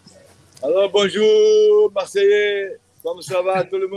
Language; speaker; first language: French; non-native, fluent; Portuguese